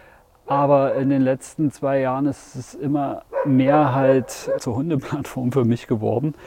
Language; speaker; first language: German; native; German